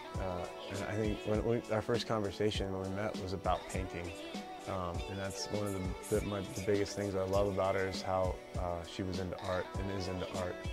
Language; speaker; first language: English; native; English